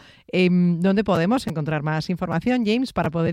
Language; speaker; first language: Spanish; native; Spanish